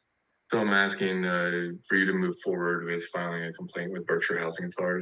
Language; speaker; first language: English; native; English